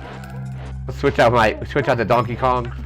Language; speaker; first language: English; native; English